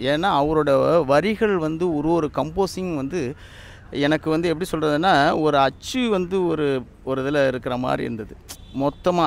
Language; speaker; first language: Tamil; native; Tamil